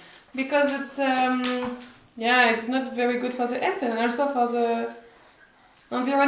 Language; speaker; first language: English; non-native, learner; French